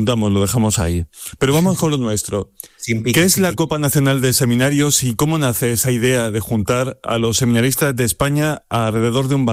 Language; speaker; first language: Spanish; native; Spanish